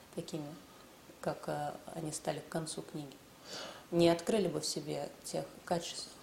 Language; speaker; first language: Russian; native; Russian